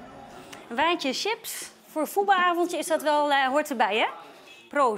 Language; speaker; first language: Dutch; native; Dutch